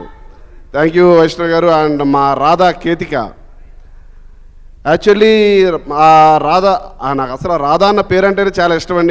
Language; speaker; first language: Telugu; native; Telugu